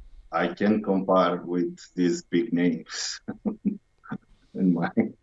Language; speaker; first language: English; non-native, learner; Romanian